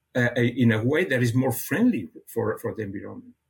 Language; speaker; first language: English; non-native, fluent; Catalan